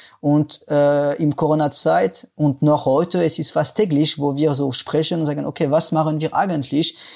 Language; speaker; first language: German; non-native, fluent; French